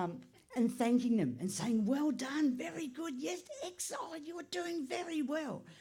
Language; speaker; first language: English; native; English